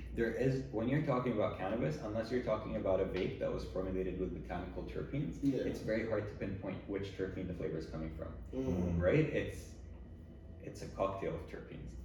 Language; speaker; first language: English; early bilingual, other home language; Arabic